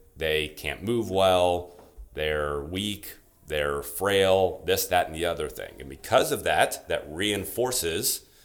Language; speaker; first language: English; native; English